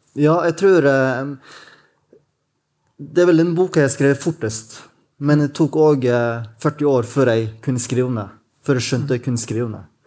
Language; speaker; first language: Norwegian; native; Norwegian